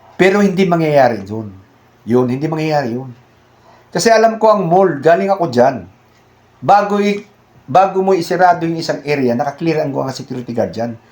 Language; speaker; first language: Filipino; native; Filipino